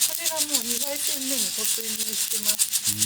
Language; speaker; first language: Japanese; native; Japanese